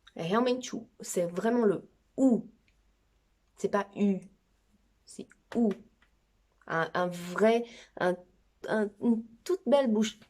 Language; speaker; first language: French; non-native, fluent; Portuguese